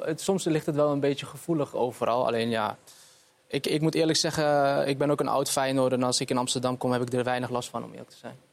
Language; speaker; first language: Dutch; early bilingual, other home language; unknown